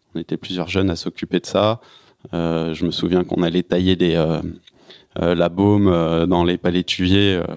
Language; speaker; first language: French; native; French